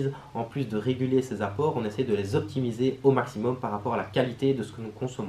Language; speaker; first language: French; native; French